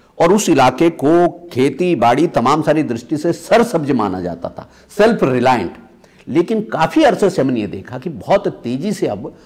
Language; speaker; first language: Hindi; native; Hindi